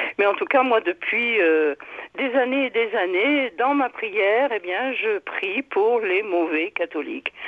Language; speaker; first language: French; native; French